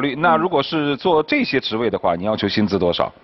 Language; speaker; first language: Chinese; native; Chinese